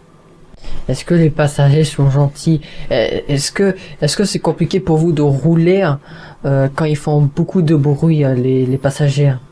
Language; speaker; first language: French; native; French